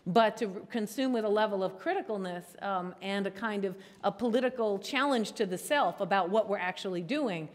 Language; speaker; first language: English; native; English